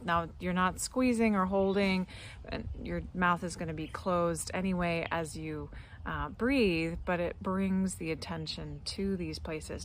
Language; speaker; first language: English; native; English